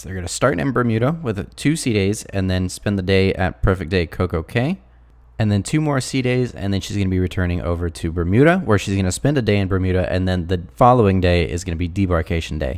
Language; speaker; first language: English; native; English